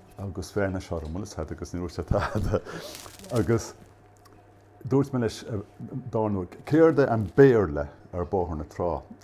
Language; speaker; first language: Irish; native; Irish